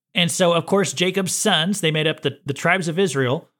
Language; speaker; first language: English; native; English